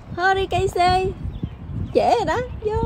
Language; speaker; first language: Vietnamese; native; Vietnamese